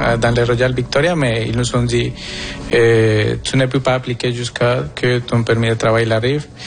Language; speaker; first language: French; non-native, fluent; Spanish